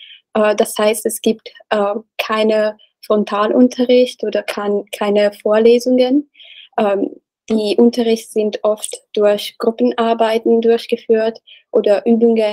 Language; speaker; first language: German; non-native, learner; Italian